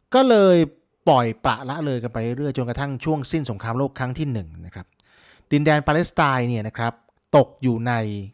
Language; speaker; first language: Thai; native; Thai